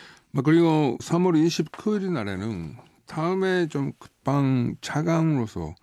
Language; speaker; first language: Korean; native; Korean